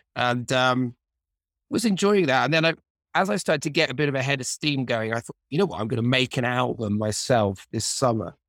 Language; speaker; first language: English; native; English